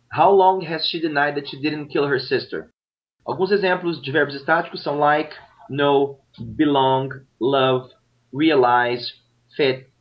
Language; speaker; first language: English; non-native, fluent; Portuguese